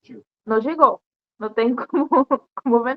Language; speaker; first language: Portuguese; non-native, learner; Spanish